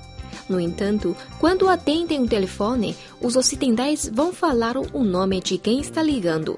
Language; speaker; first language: Portuguese; non-native, fluent; Chinese